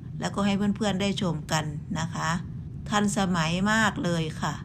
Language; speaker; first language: Thai; native; Thai